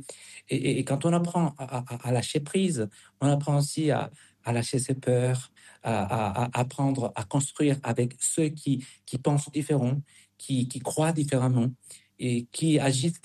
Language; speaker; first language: French; non-native, fluent; Spanish